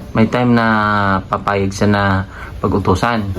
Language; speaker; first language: Filipino; native; Filipino